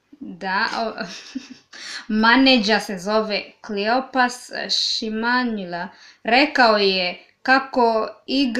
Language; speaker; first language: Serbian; non-native, learner; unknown